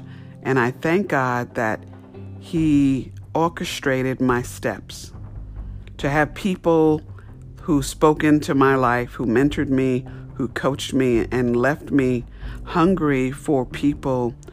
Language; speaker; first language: English; native; English